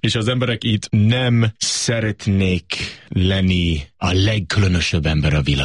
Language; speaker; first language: Hungarian; non-native, learner; English